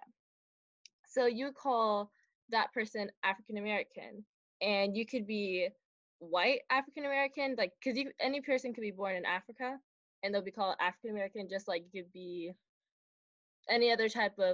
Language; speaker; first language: English; native; English